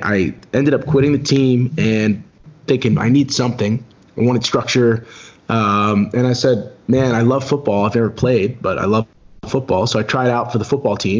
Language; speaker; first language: English; native; English